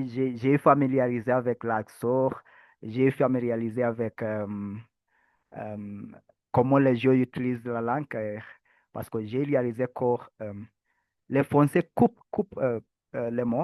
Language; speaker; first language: French; non-native, learner; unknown